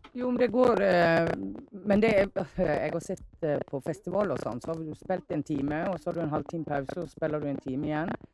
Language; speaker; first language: Norwegian; native; Norwegian